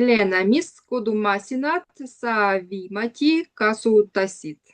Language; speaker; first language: Estonian; non-native, learner; Russian